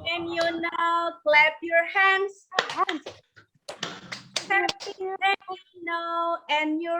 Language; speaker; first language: English; non-native, learner; Indonesian